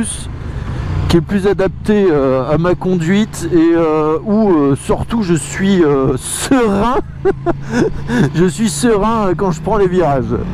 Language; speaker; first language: French; native; French